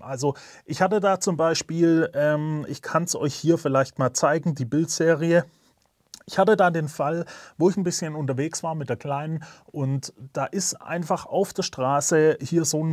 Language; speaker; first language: German; native; German